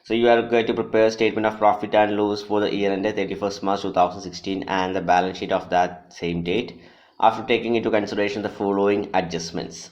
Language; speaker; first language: English; non-native, local second language; Malayalam